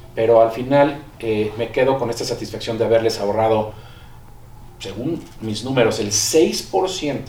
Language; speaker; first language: Spanish; native; Spanish